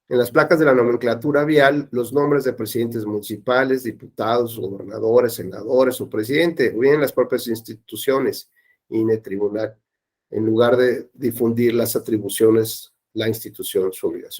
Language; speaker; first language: Spanish; native; Spanish